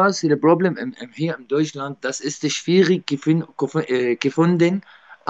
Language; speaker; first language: German; non-native, learner; Arabic